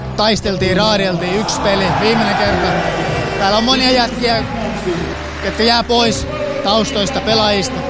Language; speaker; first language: Finnish; non-native, fluent; Russian